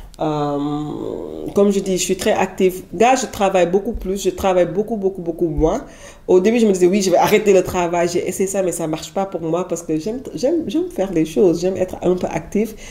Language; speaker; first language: French; non-native, local second language; Wolof